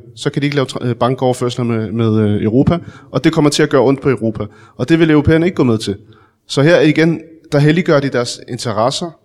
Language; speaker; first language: Danish; early bilingual, other home language; Arabic